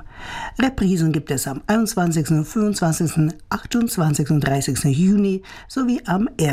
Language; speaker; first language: German; native; German